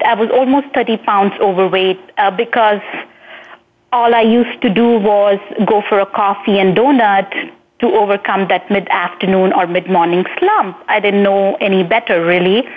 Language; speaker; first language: English; non-native, local second language; Hindi